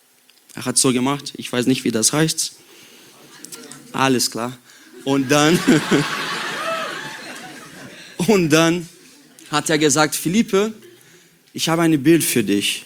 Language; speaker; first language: German; non-native, learner; Portuguese